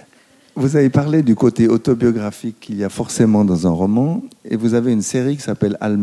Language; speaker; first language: French; native; French